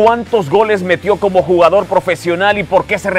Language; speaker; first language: Spanish; native; Spanish